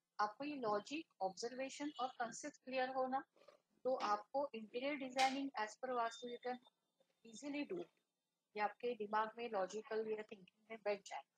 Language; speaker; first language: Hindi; non-native, local second language; Marathi